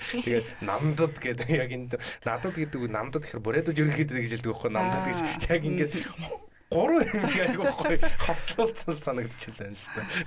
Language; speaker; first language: Mongolian; native; Mongolian